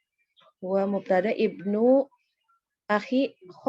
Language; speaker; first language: Arabic; non-native, learner; Indonesian